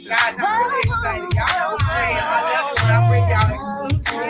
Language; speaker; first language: English; native; English